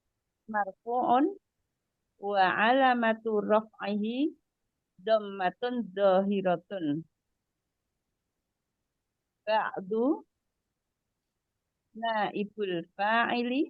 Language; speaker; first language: Arabic; non-native, learner; Indonesian